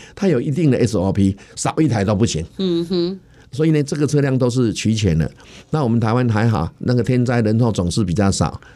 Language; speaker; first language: Chinese; native; Chinese